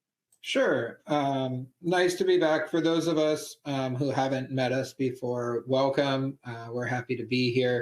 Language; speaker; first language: English; native; English